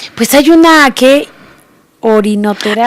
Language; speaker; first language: Spanish; native; Spanish